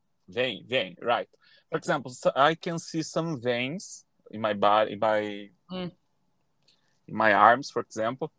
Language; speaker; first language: English; non-native, learner; Portuguese